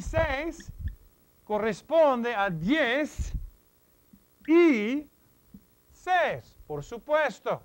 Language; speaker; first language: Spanish; non-native, fluent; English